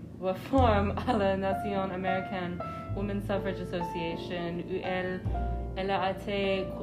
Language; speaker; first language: French; non-native, learner; English